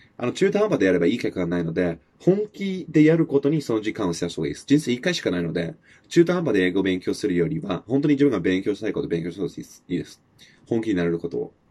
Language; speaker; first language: Japanese; non-native, fluent; English